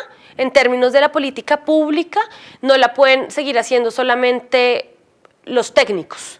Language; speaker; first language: Spanish; native; Spanish